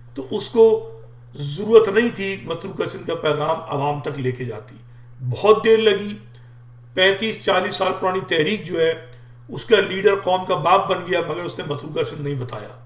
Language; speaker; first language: Urdu; native; Urdu